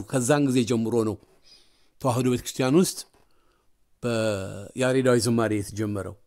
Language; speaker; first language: Amharic; native; Amharic